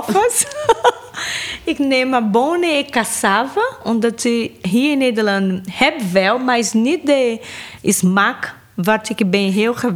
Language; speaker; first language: Dutch; non-native, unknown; Portuguese